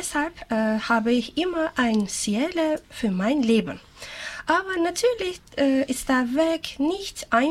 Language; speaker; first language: German; non-native, learner; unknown